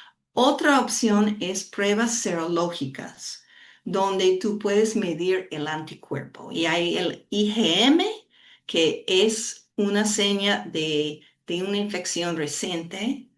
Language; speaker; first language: Spanish; non-native, fluent; English